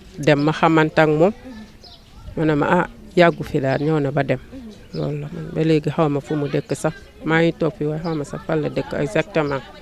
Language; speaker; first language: Wolof; non-native, local second language; Jola-Fonyi